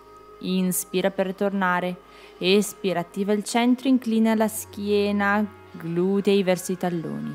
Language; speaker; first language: Italian; native; Italian